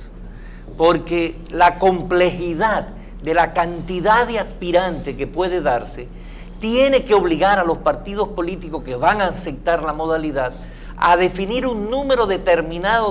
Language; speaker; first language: Spanish; native; Spanish